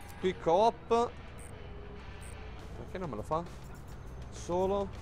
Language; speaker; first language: Italian; native; Italian